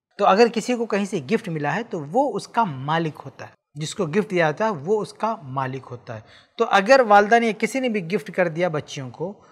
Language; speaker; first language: Urdu; native; Urdu